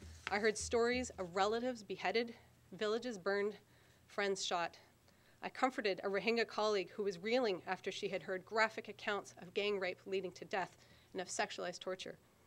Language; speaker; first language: English; native; English